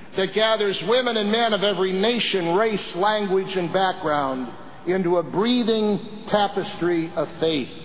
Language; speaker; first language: English; native; English